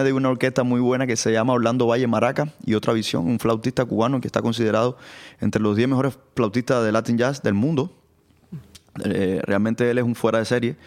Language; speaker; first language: Spanish; native; Spanish